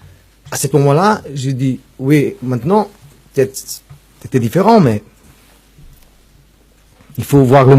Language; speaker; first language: French; non-native, fluent; Portuguese